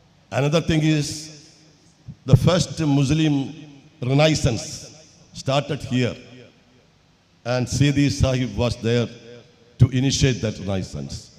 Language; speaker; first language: English; non-native, local second language; Malayalam